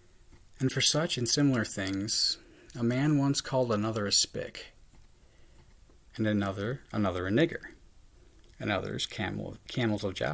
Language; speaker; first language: English; native; English